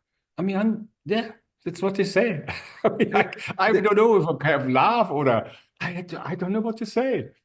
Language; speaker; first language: English; non-native, fluent; German